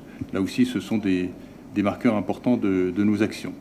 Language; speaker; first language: French; native; French